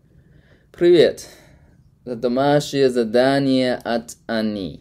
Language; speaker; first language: Russian; non-native, learner; Chinese